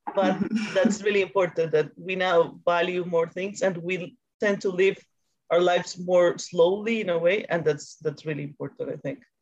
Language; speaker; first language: English; non-native, fluent; Spanish